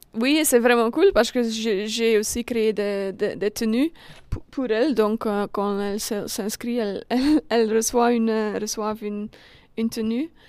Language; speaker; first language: French; non-native, local second language; Dutch